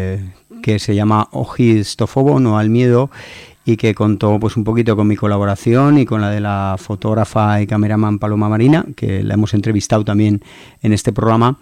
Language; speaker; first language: Spanish; native; Spanish